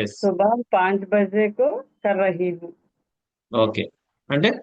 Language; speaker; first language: Hindi; non-native, learner; Telugu